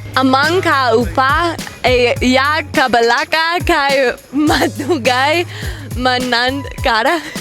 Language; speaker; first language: Cebuano; non-native, learner; English